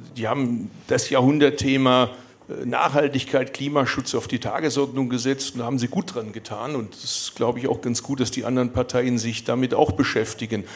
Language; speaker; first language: German; native; German